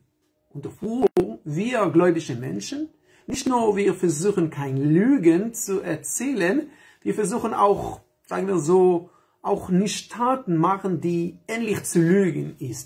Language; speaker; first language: German; non-native, fluent; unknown